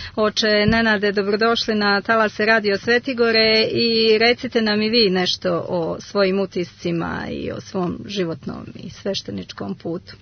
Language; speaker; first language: Serbian; native; Serbian